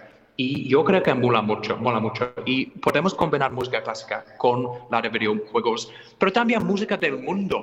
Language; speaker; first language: Spanish; non-native, fluent; English